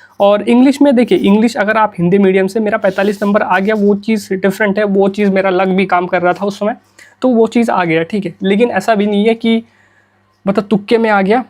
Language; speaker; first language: Hindi; native; Hindi